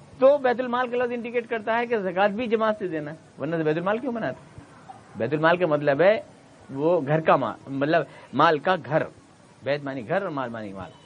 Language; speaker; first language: Urdu; native; Urdu